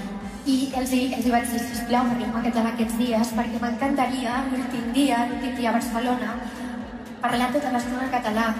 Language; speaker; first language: Catalan; non-native, local second language; Spanish